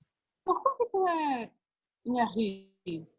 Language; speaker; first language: French; non-native, learner; Portuguese